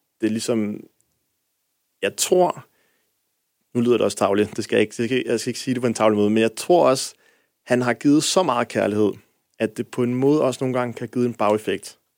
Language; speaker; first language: Danish; native; Danish